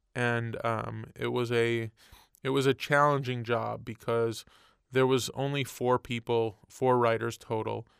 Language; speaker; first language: English; native; English